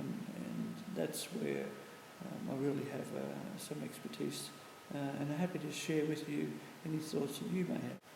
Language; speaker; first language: English; native; English